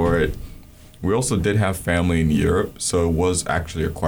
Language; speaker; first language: English; non-native, local second language; Ganda